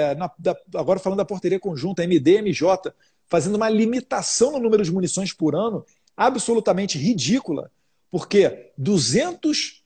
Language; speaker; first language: Portuguese; native; Portuguese